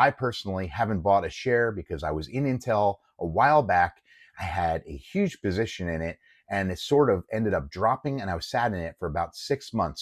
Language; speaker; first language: English; native; English